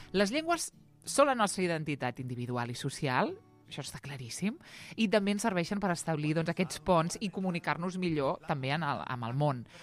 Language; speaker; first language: Catalan; native; Catalan